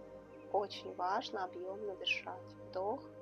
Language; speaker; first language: Russian; native; Russian